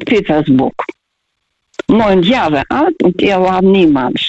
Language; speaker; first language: German; non-native, learner; Russian